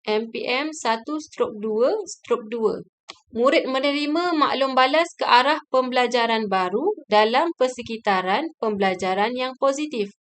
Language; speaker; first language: Malay; native; Malay